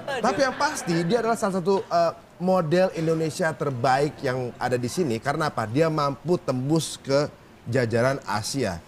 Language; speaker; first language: Indonesian; native; Indonesian